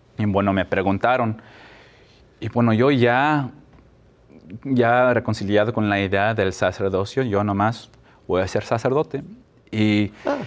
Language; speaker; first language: Spanish; early bilingual, heritage; Spanish